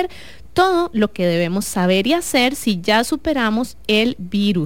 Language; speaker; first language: Spanish; native; Spanish